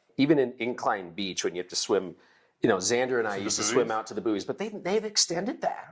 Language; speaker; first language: English; native; English